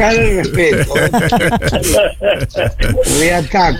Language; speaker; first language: Italian; non-native, fluent; Spanish